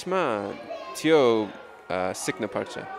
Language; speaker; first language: Nepali; non-native, learner; English